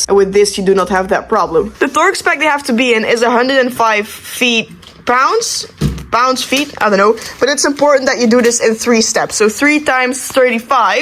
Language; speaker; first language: English; non-native, fluent; Dutch